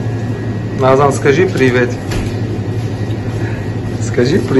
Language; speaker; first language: Russian; non-native, learner; Turkish